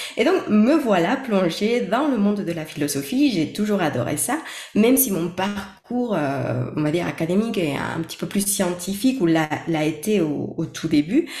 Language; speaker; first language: French; non-native, fluent; Spanish